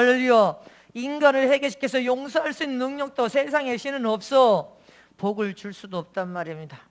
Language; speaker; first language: Korean; native; Korean